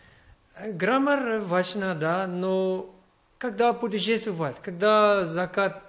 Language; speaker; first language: Russian; non-native, learner; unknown